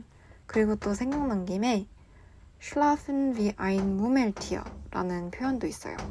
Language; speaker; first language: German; non-native, learner; Korean